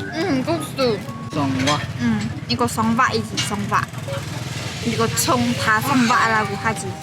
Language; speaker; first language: Korean; non-native, fluent; Khmer